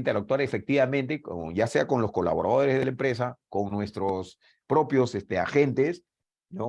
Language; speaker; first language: Spanish; native; Spanish